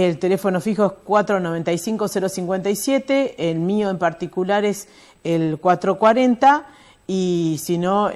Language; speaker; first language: Spanish; native; Spanish